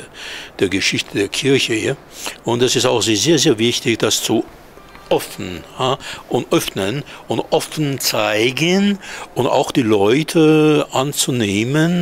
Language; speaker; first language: German; non-native, fluent; Hebrew